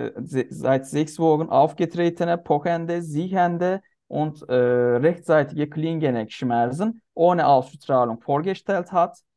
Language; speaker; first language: German; non-native, learner; Turkish